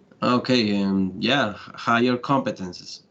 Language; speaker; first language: English; non-native, learner; Spanish